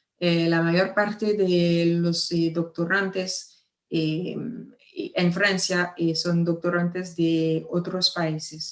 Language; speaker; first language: Spanish; non-native, fluent; French